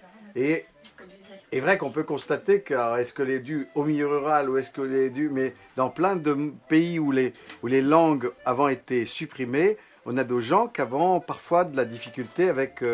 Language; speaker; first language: French; native; French